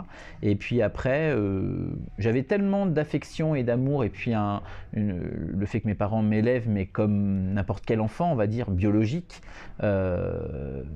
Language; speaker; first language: French; native; French